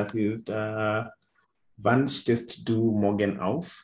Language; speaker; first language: German; non-native, fluent; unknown